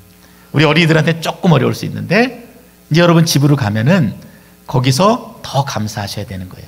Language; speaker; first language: Korean; native; Korean